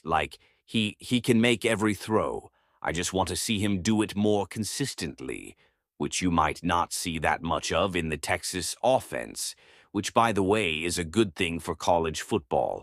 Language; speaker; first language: English; native; English